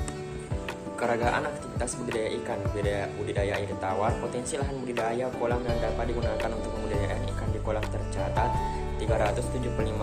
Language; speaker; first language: Indonesian; native; Indonesian